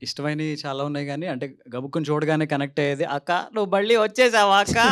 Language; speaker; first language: Telugu; native; Telugu